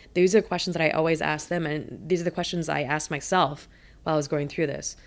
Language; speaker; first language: English; native; English